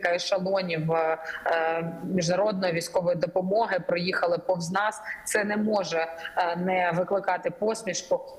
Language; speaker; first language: Ukrainian; native; Ukrainian